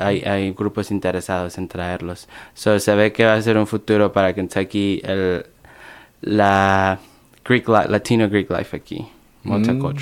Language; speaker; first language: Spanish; early bilingual, other home language; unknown